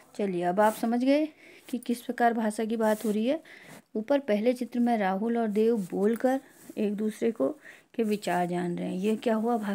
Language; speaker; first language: Hindi; native; Hindi